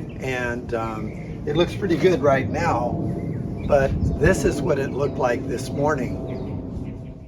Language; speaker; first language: English; native; English